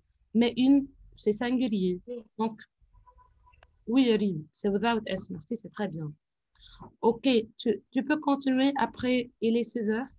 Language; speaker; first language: French; non-native, fluent; Arabic